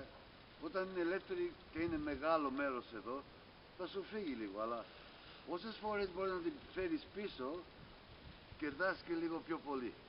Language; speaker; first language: Greek; early bilingual, heritage; Greek